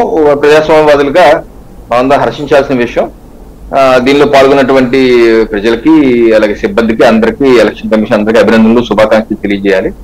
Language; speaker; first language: Telugu; native; Telugu